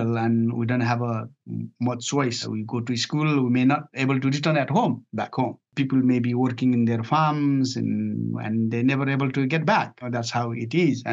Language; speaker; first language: English; non-native, fluent; Nepali